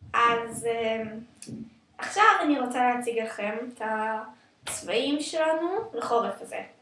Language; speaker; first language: Hebrew; native; Hebrew